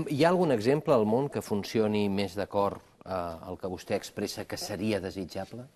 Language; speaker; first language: Catalan; native; Catalan